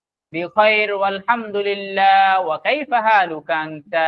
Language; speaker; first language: Arabic; non-native, fluent; Bangla